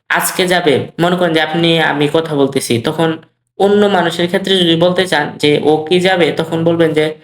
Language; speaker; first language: Bangla; native; Bangla